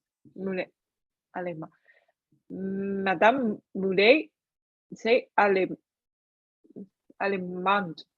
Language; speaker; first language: French; non-native, learner; Chinese